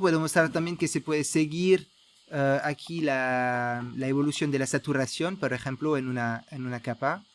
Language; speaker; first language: Spanish; non-native, fluent; French